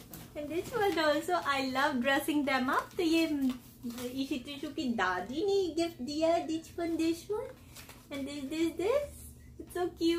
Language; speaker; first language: Hindi; native; Hindi